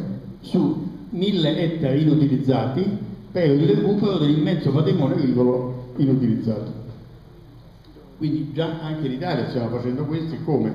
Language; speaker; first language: Italian; native; Italian